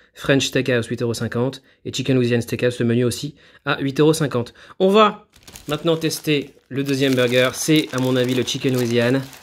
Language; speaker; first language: French; native; French